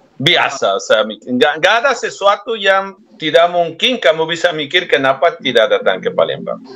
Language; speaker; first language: Indonesian; non-native, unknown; Spanish